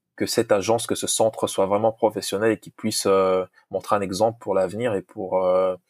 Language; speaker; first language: French; non-native, local second language; Lingala